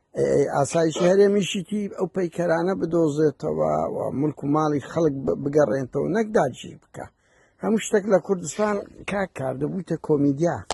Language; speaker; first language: Central Kurdish; native; Central Kurdish